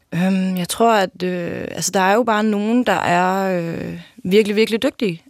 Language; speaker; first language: Danish; native; Danish